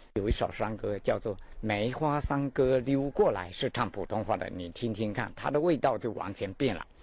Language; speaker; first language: Chinese; non-native, local second language; Hakka Chinese